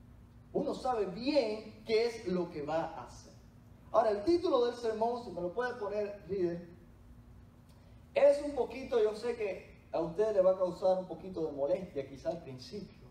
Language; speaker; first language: Spanish; native; Spanish